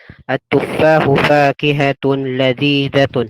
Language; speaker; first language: Arabic; non-native, learner; Filipino